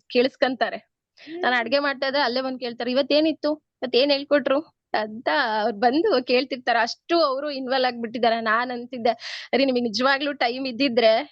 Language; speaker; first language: Kannada; native; Kannada